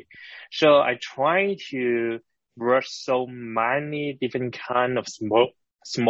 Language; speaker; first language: English; non-native, local second language; Cantonese